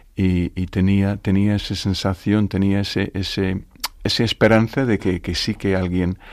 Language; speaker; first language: Spanish; non-native, fluent; English